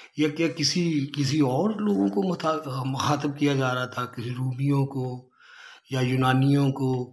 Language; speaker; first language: Urdu; native; Urdu